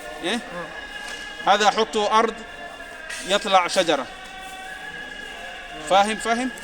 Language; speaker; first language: Arabic; non-native, learner; Somali